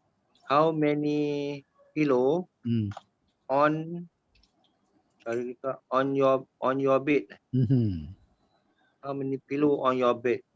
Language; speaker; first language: English; non-native, local second language; Malay